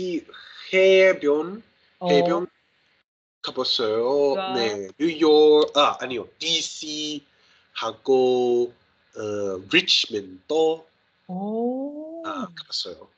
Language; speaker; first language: Korean; non-native, learner; English